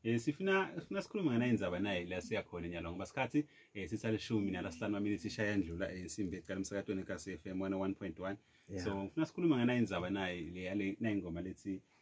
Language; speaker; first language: Zulu; non-native, local second language; Swati